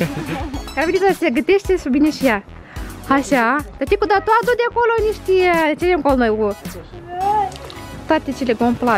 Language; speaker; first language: Romanian; native; Romanian